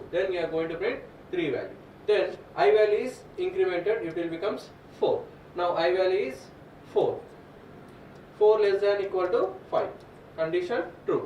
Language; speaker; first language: English; non-native, local second language; Telugu